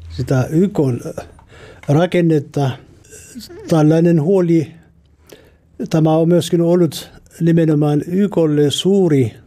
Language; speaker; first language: Finnish; non-native, fluent; Amharic